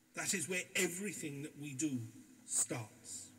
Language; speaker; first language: English; native; English